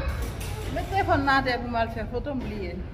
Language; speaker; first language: French; non-native, local second language; Haitian Creole